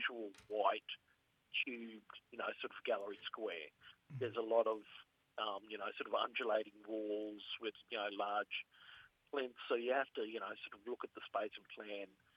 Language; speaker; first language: English; native; English